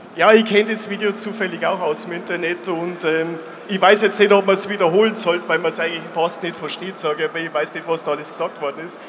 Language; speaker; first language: German; native; German